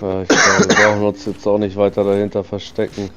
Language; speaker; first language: German; native; German